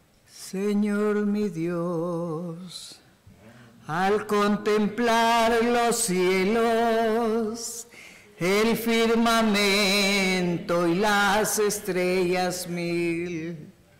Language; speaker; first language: Spanish; native; Spanish